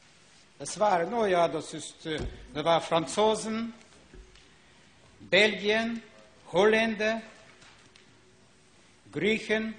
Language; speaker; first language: German; non-native, learner; Ukrainian